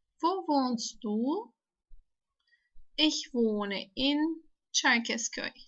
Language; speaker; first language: German; non-native, fluent; Turkish